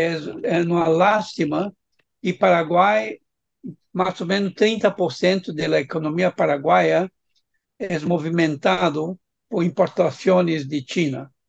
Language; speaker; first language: Spanish; non-native, fluent; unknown